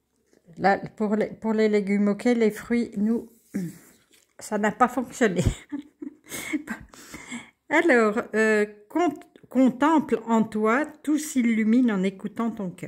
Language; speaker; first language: French; native; French